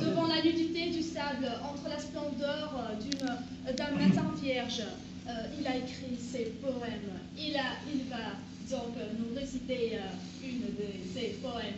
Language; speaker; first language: French; non-native, local second language; Arabic